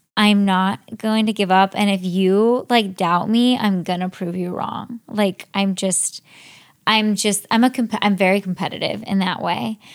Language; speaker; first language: English; native; English